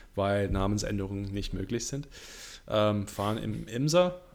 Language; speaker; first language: German; non-native, fluent; English